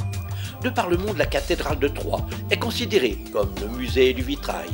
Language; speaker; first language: French; native; French